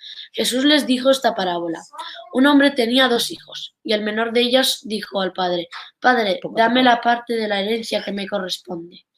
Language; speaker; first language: Spanish; native; Spanish